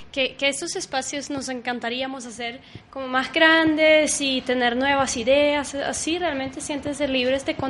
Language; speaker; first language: Spanish; non-native, fluent; Swedish